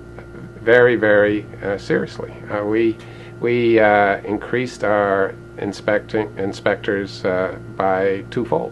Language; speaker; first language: English; native; English